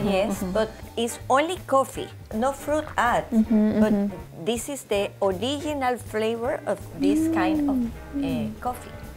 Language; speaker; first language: English; non-native, learner; Spanish